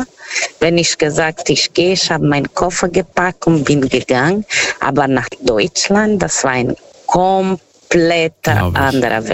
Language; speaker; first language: German; non-native, learner; Portuguese